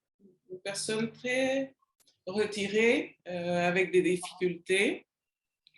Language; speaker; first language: French; non-native, learner; Spanish